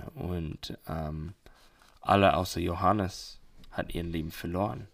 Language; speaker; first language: German; non-native, learner; English